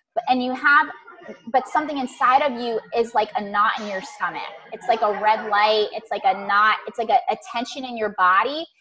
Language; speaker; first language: English; native; English